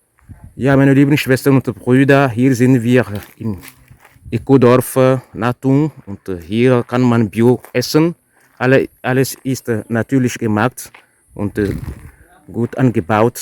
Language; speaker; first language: German; non-native, learner; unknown